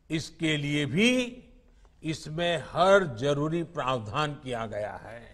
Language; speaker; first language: Hindi; non-native, local second language; Gujarati